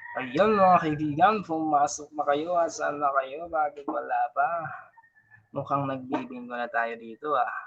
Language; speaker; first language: Filipino; non-native, local second language; Waray